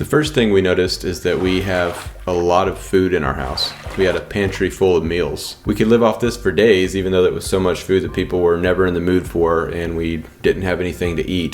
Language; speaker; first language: English; native; English